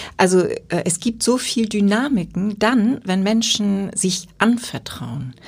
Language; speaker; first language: German; native; German